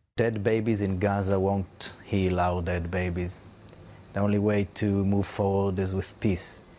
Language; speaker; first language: English; non-native, fluent; Hebrew